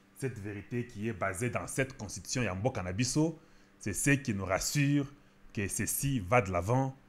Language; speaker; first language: French; non-native, local second language; Lingala